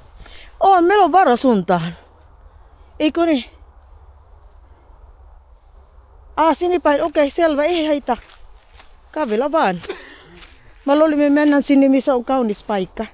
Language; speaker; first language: Finnish; non-native, learner; Filipino